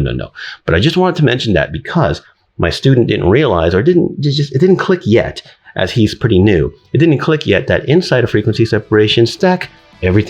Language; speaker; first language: English; native; English